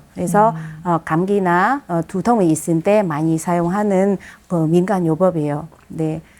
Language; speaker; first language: Korean; non-native, fluent; Vietnamese